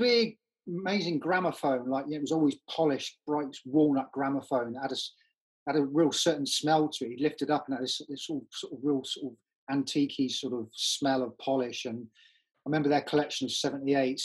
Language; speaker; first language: English; native; English